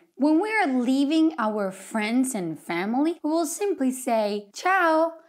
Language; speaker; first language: English; non-native, fluent; Italian